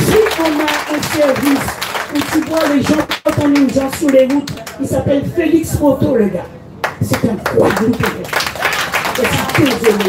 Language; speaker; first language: French; native; French